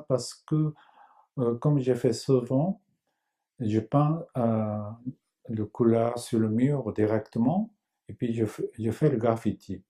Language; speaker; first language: French; non-native, fluent; Japanese